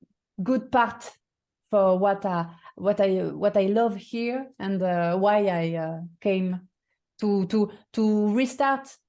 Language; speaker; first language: English; non-native, fluent; French